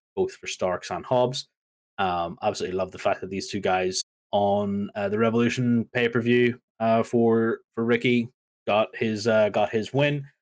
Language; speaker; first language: English; native; English